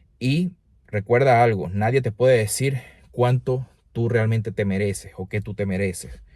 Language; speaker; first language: Spanish; native; Spanish